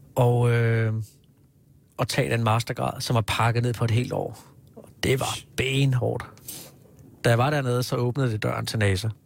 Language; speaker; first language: Danish; native; Danish